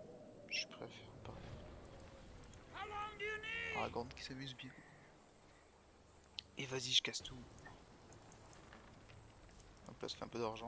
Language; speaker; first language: French; native; French